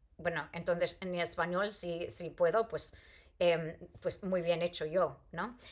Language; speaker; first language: Spanish; non-native, fluent; English